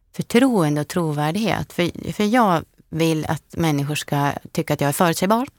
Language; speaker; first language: Swedish; native; Swedish